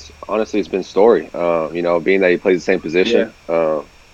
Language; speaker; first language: English; native; English